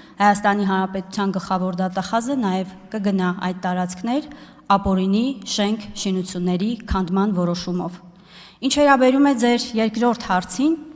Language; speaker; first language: Armenian; native; Armenian